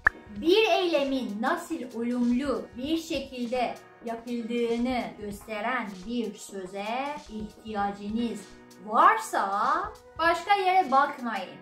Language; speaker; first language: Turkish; non-native, learner; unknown